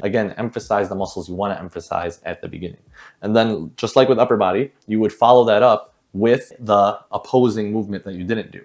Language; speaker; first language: English; native; English